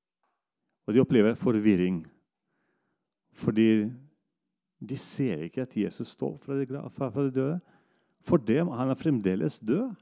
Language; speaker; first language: Norwegian; non-native, fluent; Russian